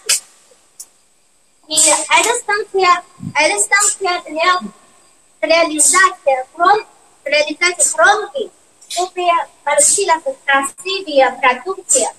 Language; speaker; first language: Russian; non-native, learner; Chinese